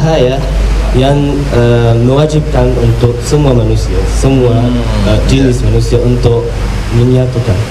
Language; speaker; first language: Indonesian; non-native, fluent; Arabic